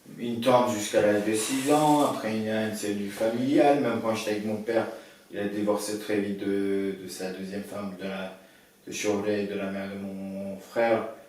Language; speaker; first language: French; early bilingual, other home language; Persian